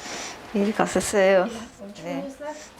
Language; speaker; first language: Korean; non-native, learner; Sinhala